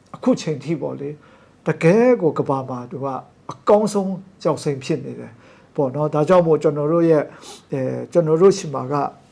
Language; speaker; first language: Burmese; non-native, local second language; Kachin